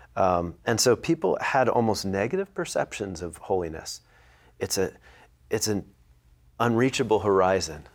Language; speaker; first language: English; native; English